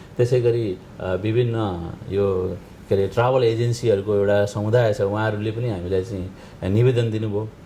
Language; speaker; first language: Nepali; native; Nepali